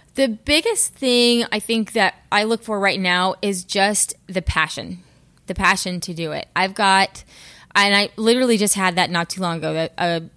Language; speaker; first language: English; native; English